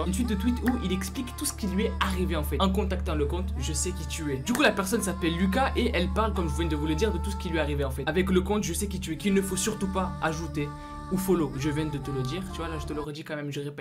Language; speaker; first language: French; native; French